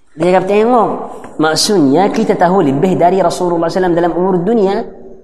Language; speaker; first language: Malay; non-native, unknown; Arabic